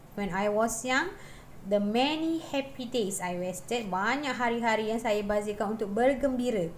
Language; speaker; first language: English; non-native, local second language; Malay